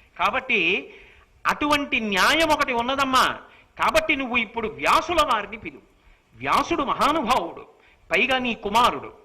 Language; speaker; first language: Telugu; native; Telugu